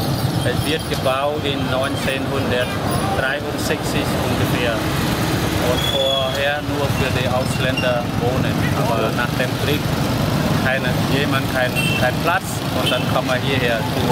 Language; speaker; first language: German; non-native, learner; Khmer